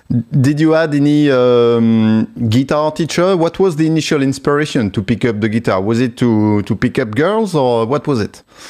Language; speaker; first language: English; non-native, fluent; French